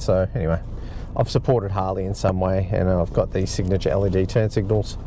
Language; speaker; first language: English; native; English